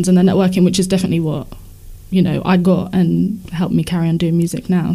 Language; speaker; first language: English; native; English